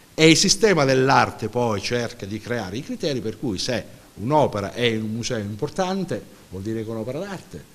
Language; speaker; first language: Italian; native; Italian